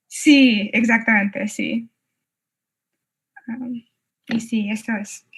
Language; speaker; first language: Spanish; non-native, fluent; English